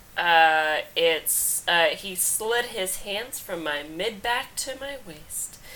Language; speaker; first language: English; native; English